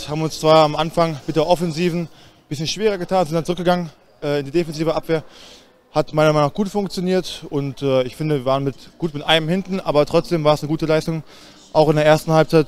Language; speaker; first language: German; native; German